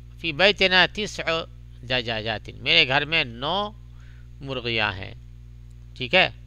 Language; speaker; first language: Urdu; native; Urdu